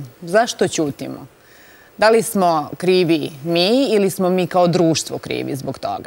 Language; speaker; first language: Serbian; native; Serbian